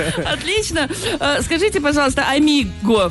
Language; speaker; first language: Russian; native; Russian